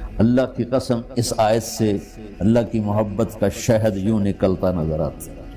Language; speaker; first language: Urdu; non-native, local second language; Punjabi